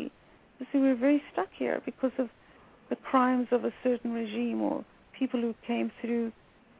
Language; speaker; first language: English; native; English